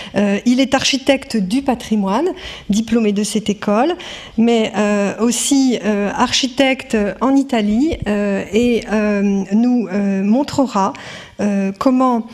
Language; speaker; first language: French; native; French